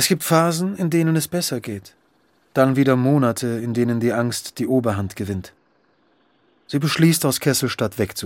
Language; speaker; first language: German; native; German